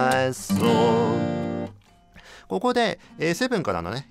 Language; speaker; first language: Japanese; native; Japanese